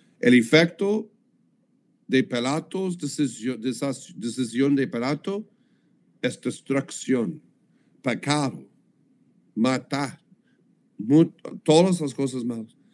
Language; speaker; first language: Spanish; non-native, learner; English